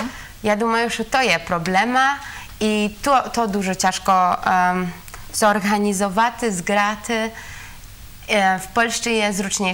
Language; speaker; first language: Ukrainian; non-native, learner; Polish